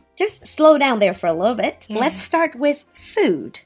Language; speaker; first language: English; non-native, fluent; Chinese